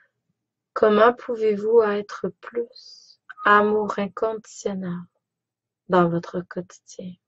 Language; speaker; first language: French; native; French